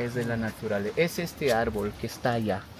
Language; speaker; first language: Spanish; non-native, local second language; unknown